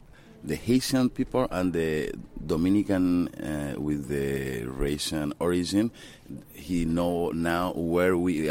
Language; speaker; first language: English; non-native, learner; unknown